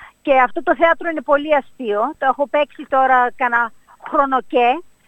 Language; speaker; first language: Greek; early bilingual, heritage; Greek